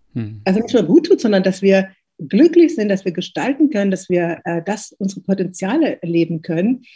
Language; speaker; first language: German; early bilingual, other home language; Tigrinya